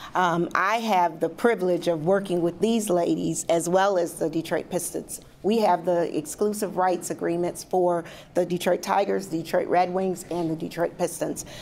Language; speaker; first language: English; native; English